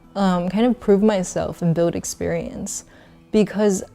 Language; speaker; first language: English; early bilingual, other home language; Chinese